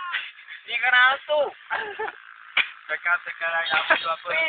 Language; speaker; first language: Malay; non-native, local second language; Tamil